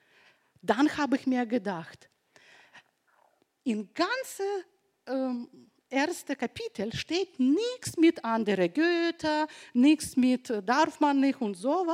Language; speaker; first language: German; non-native, fluent; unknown